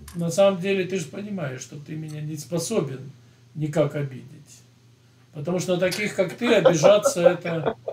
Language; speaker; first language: Russian; native; Russian